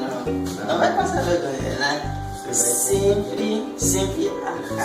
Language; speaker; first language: Portuguese; non-native, local second language; Haitian Creole